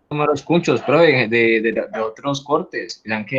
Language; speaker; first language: Spanish; native; Spanish